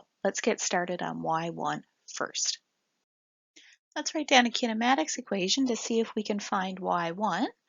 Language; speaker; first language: English; native; English